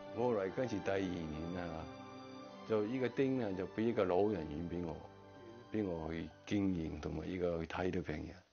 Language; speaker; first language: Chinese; non-native, local second language; Cantonese